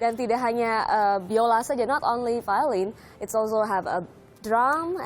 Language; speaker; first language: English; non-native, learner; Indonesian